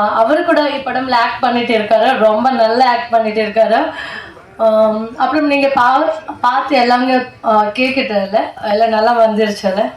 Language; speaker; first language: Tamil; non-native, learner; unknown